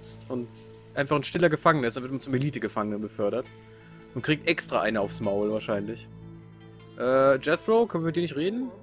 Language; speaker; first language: German; native; German